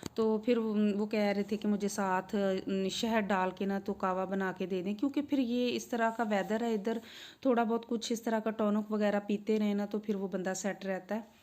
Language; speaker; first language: Urdu; non-native, local second language; Punjabi